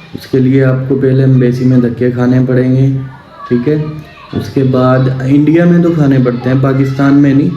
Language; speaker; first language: Hindi; native; Hindi